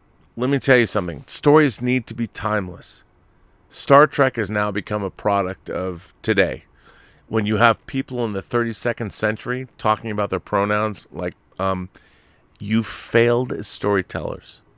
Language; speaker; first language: English; native; English